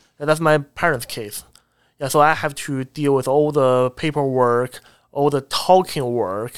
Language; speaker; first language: English; non-native, fluent; Chinese